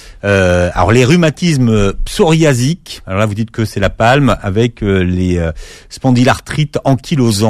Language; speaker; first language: French; native; French